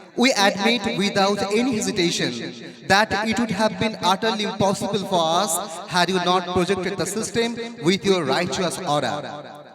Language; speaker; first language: English; non-native, local second language; Bangla